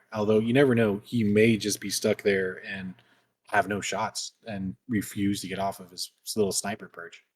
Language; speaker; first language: English; native; English